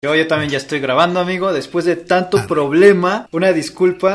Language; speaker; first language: Spanish; native; Spanish